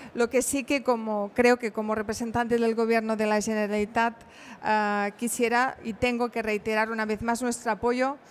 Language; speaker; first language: Spanish; non-native, local second language; Catalan